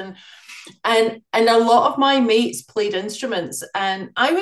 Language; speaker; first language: English; native; English